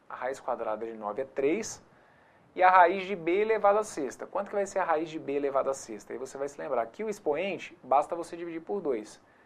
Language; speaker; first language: Portuguese; native; Portuguese